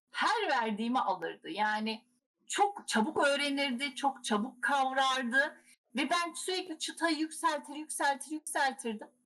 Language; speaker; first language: Turkish; early bilingual, heritage; Turkish